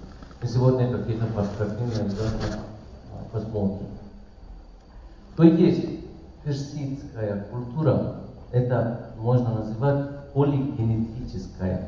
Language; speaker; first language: Russian; non-native, learner; Persian